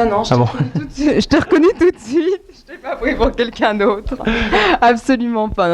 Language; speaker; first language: French; native; French